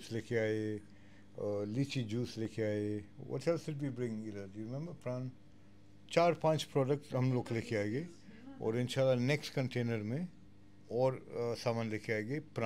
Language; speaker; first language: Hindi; non-native, local second language; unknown